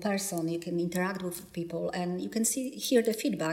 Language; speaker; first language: English; non-native, fluent; Polish